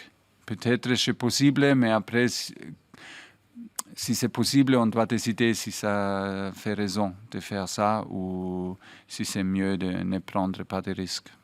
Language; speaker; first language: French; non-native, fluent; German